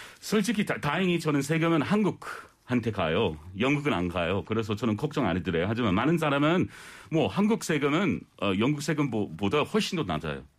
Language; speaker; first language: Korean; non-native, learner; English